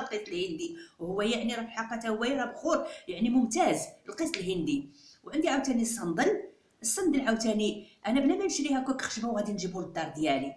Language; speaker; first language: Arabic; native; Arabic